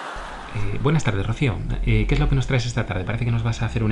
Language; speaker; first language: Spanish; native; Spanish